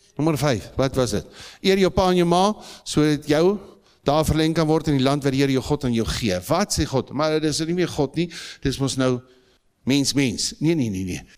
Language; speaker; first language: Afrikaans; native; Afrikaans